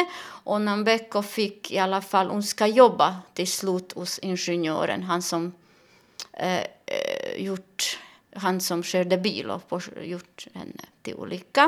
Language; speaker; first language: Swedish; non-native, learner; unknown